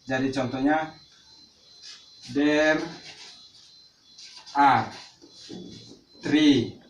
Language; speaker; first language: English; non-native, learner; Indonesian